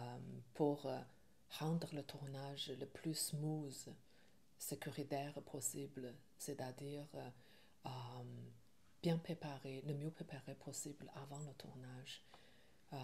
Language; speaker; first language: French; non-native, learner; Chinese